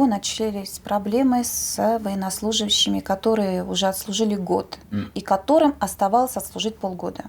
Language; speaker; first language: Russian; native; Russian